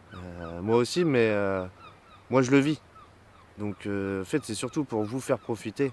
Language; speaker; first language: French; native; French